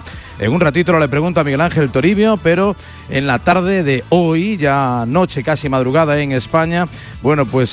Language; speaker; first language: Spanish; native; Spanish